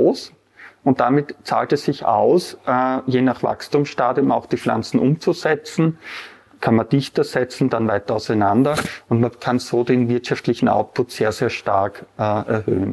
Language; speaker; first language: German; native; German